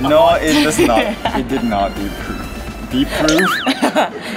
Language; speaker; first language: English; non-native, fluent; Japanese